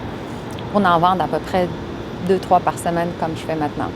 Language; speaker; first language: French; early bilingual, other home language; Arabic